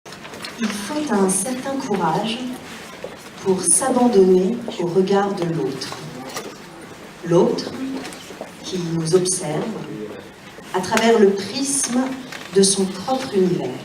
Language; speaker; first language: French; native; French